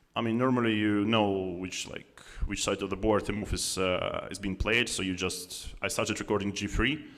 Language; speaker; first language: English; non-native, fluent; Russian